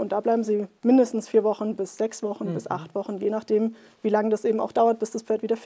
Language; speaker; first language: German; native; German